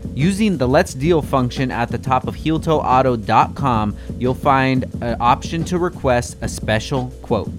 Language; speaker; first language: English; native; English